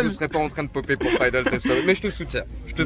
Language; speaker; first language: French; native; French